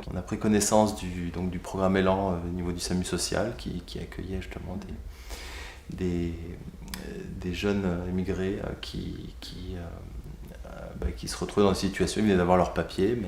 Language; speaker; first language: French; native; French